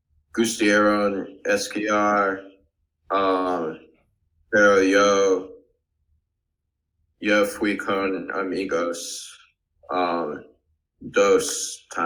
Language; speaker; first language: Spanish; non-native, learner; English